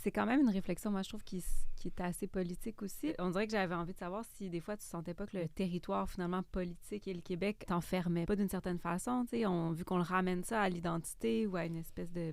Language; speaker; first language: French; native; French